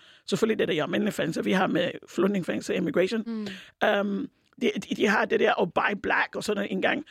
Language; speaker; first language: Danish; non-native, fluent; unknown